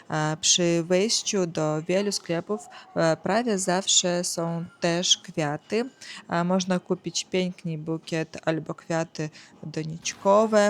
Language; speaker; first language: Polish; non-native, learner; Ukrainian